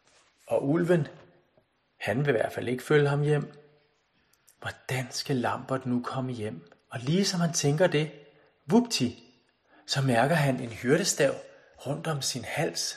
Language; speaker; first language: Danish; native; Danish